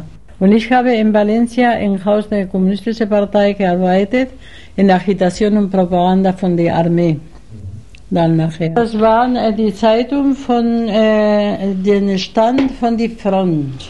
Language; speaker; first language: German; non-native, fluent; Spanish